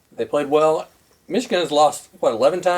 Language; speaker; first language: English; native; English